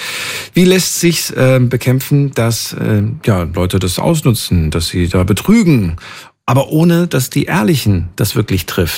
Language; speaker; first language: German; native; German